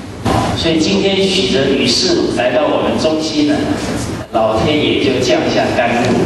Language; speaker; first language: Chinese; native; Chinese